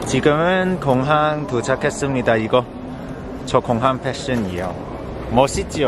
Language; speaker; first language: Korean; non-native, learner; Cantonese